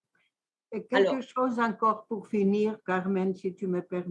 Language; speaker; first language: French; non-native, fluent; Greek